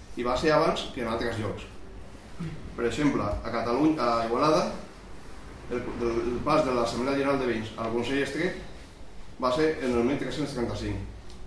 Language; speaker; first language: Catalan; non-native, local second language; Spanish